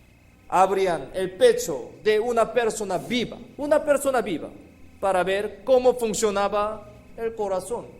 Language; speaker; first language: Spanish; non-native, fluent; Korean